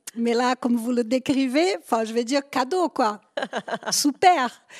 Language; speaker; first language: French; native; French